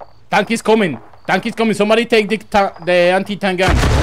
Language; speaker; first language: English; non-native, learner; Spanish